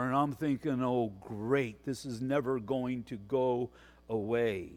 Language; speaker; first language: English; native; English